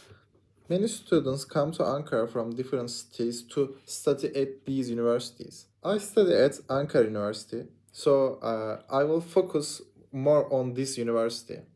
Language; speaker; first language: English; non-native, learner; Turkish